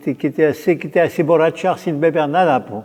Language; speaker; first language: Spanish; non-native, fluent; French